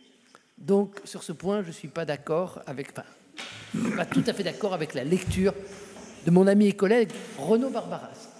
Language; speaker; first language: French; native; French